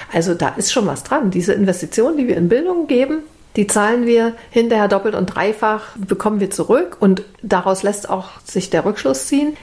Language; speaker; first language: German; native; German